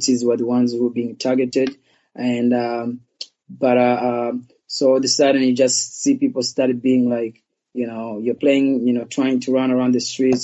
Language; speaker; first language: English; non-native, local second language; Kinyarwanda